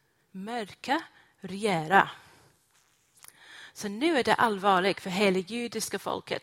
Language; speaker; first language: Swedish; non-native, fluent; English